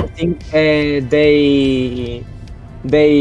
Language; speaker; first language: English; non-native, learner; Spanish